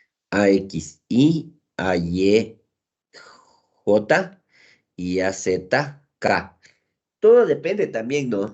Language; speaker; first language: Spanish; native; Spanish